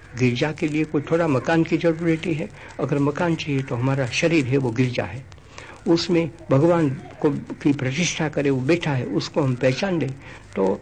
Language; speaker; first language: Hindi; non-native, local second language; Gujarati